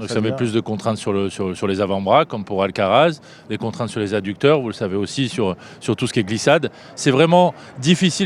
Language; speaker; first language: French; native; French